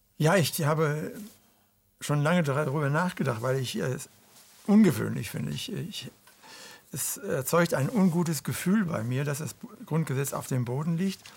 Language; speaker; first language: German; native; German